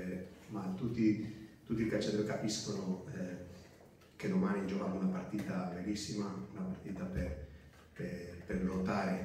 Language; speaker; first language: Italian; non-native, fluent; Spanish